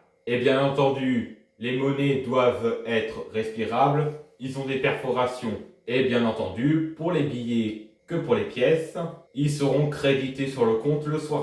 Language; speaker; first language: French; native; French